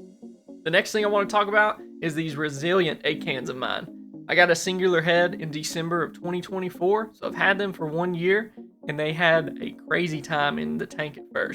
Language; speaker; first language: English; native; English